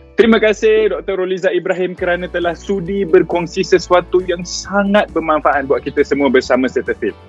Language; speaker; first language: Malay; native; Malay